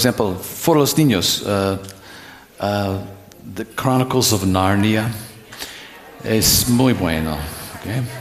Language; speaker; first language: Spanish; non-native, learner; English